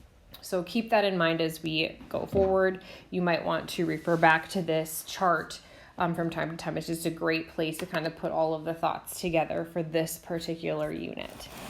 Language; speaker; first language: English; native; English